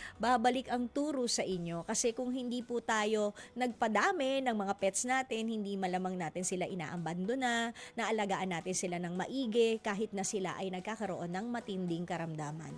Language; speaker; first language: Filipino; native; Filipino